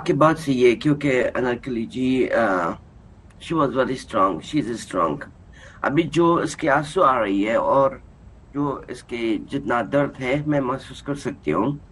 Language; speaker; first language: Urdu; non-native, learner; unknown